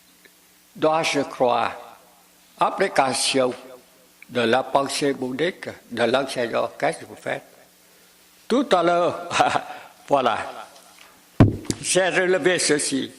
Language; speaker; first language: French; non-native, fluent; Vietnamese